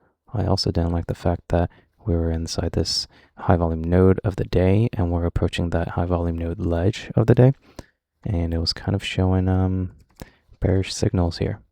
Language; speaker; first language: English; native; English